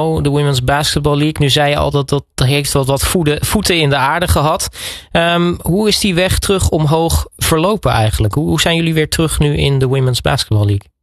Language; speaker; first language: Dutch; native; Dutch